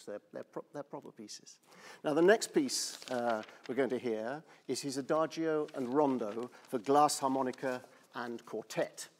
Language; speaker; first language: English; native; English